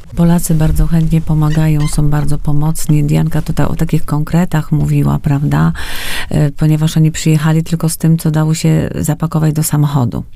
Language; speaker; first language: Polish; native; Polish